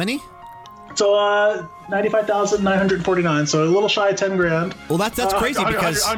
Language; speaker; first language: English; native; English